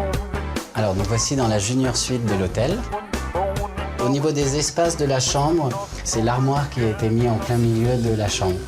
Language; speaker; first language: French; native; French